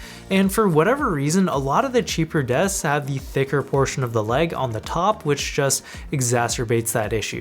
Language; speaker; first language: English; native; English